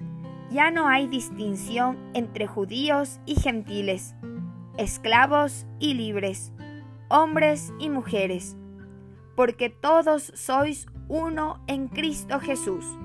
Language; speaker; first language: Spanish; native; Spanish